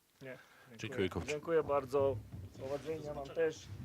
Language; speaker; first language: Polish; non-native, learner; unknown